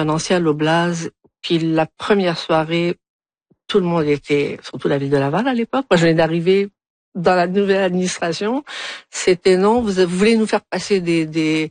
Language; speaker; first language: French; non-native, local second language; Arabic